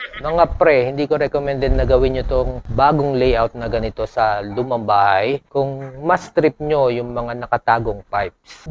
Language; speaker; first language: Filipino; native; Filipino